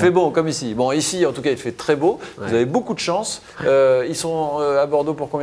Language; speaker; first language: French; native; French